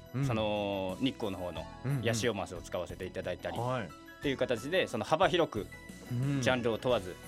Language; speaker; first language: Japanese; native; Japanese